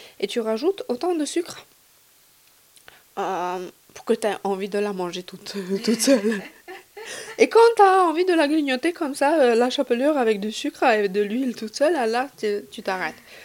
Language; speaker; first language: French; non-native, fluent; Hungarian